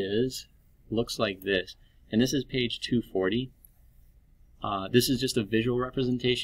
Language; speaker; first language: English; native; English